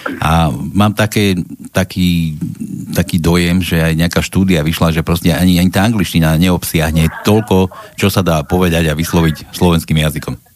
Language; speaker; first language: Slovak; native; Slovak